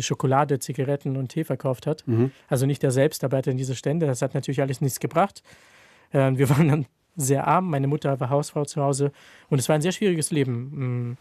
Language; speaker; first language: German; non-native, fluent; Ukrainian